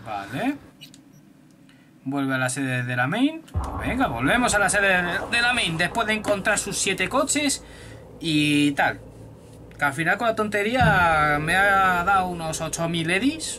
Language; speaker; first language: Spanish; native; Spanish